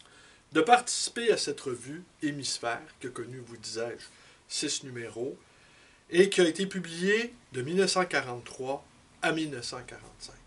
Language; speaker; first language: French; native; French